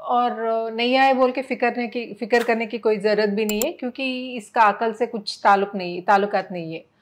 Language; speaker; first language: Hindi; non-native, local second language; Telugu